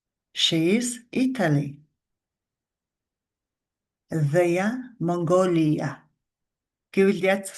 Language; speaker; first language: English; non-native, fluent; Mongolian